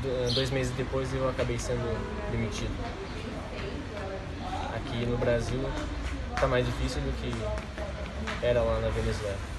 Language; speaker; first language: Portuguese; non-native, fluent; Spanish